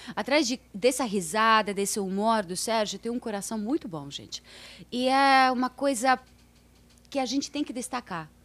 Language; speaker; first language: Portuguese; non-native, fluent; Russian